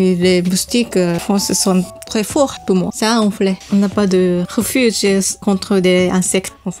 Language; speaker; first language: French; non-native, learner; Japanese